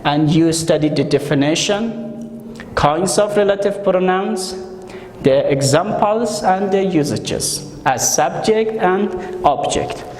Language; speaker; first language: English; non-native, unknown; Persian